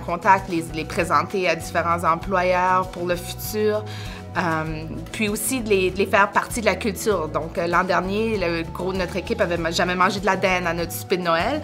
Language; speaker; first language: French; native; French